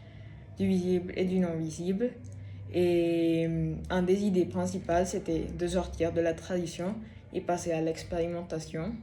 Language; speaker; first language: French; non-native, fluent; Spanish